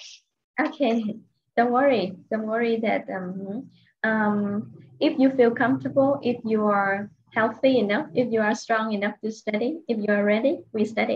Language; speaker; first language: English; non-native, fluent; Vietnamese